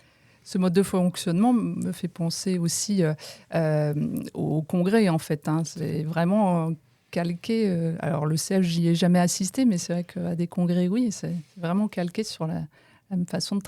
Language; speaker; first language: French; native; French